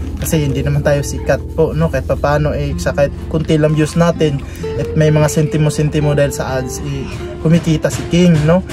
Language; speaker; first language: Filipino; non-native, local second language; Cebuano